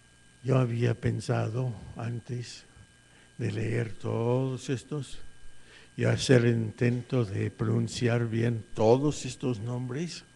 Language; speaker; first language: Spanish; non-native, fluent; English